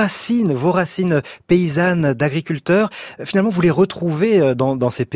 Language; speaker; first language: French; native; French